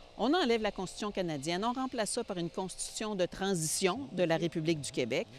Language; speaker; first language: French; native; French